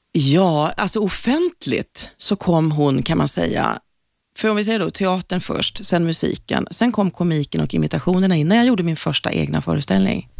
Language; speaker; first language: Swedish; native; Swedish